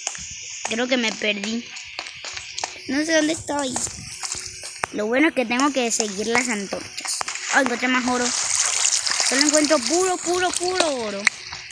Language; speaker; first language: Spanish; native; Spanish